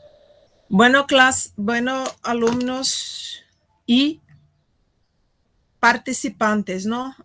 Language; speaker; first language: Spanish; non-native, fluent; Portuguese